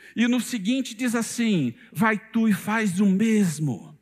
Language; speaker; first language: Portuguese; native; Portuguese